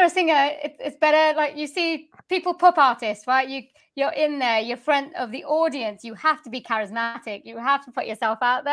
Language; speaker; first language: English; native; English